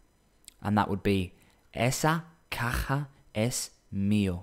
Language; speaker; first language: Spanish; non-native, learner; English